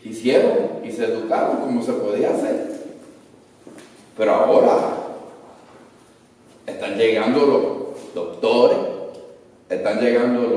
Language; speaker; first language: Spanish; early bilingual, other home language; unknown